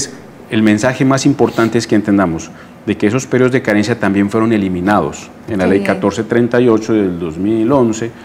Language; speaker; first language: Spanish; native; Spanish